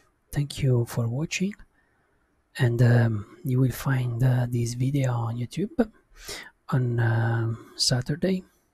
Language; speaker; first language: English; non-native, learner; Italian